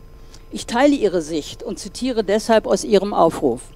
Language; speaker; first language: German; native; German